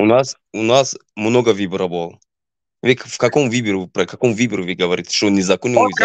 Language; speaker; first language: Russian; non-native, local second language; Tajik